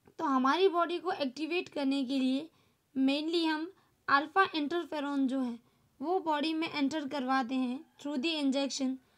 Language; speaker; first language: Hindi; non-native, local second language; Gujarati